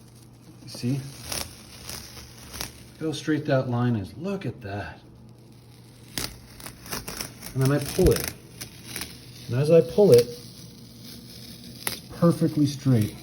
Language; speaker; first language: English; native; English